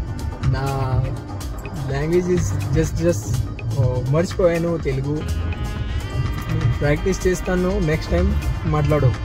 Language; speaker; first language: Telugu; non-native, local second language; Kannada